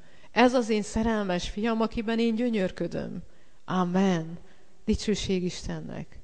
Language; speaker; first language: Hungarian; native; Hungarian